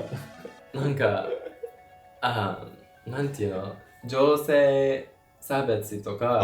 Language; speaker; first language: Japanese; non-native, learner; English